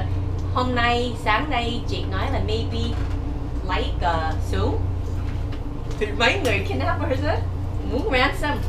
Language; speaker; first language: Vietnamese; early bilingual, heritage; Vietnamese